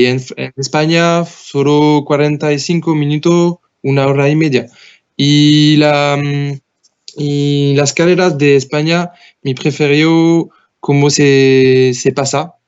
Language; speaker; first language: Spanish; non-native, learner; French